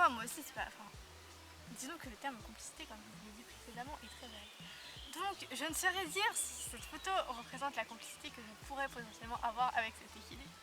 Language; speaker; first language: French; native; French